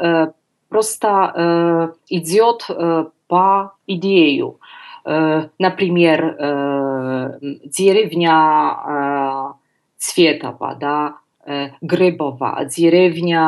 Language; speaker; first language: Russian; non-native, learner; Polish